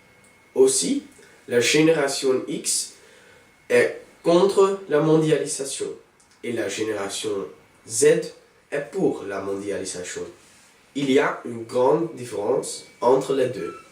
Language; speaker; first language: French; non-native, learner; Dutch